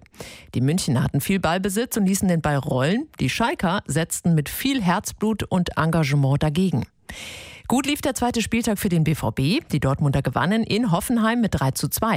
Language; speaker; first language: German; native; German